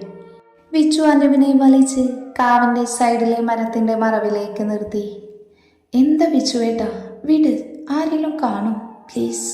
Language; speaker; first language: Malayalam; native; Malayalam